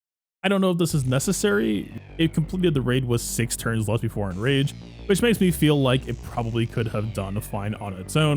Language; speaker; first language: English; native; English